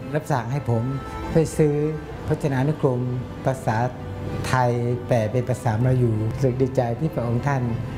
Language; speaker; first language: Thai; non-native, local second language; Malay